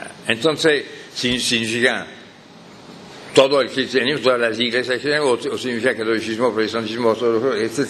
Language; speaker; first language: Spanish; non-native, fluent; French